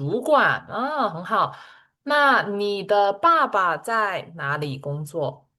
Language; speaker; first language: Chinese; non-native, fluent; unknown